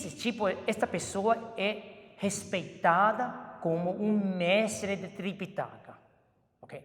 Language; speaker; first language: Portuguese; non-native, fluent; Chinese